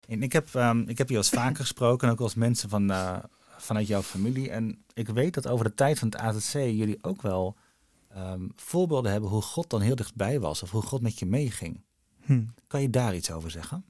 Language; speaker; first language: Dutch; native; Dutch